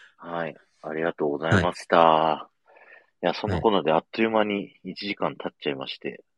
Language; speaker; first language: Japanese; native; Japanese